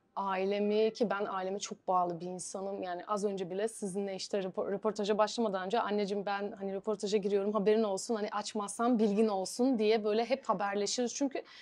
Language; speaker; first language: Turkish; non-native, fluent; Bulgarian